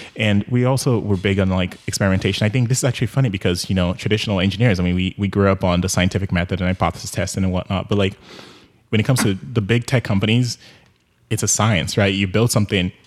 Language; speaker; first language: English; non-native, local second language; Yoruba